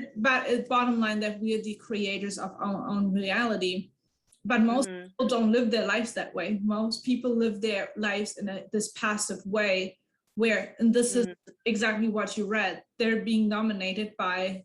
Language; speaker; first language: English; non-native, fluent; German